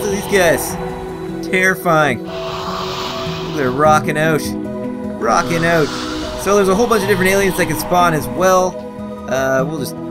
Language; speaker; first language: English; native; English